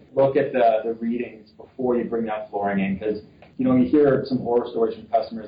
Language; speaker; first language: English; native; English